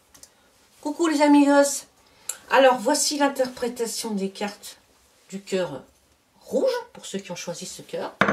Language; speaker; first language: French; native; French